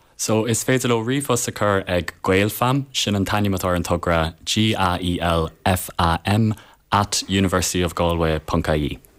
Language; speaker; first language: Irish; non-native, local second language; English